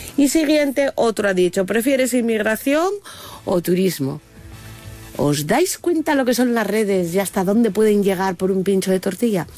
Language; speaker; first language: Spanish; native; Spanish